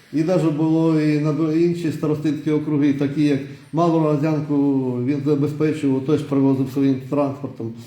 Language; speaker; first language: Ukrainian; native; Ukrainian